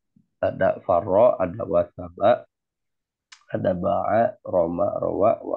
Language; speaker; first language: Arabic; non-native, fluent; Indonesian